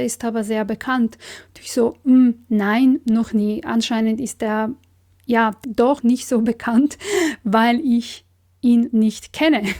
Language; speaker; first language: German; non-native, fluent; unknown